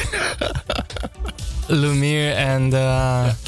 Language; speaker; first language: English; non-native, fluent; Romanian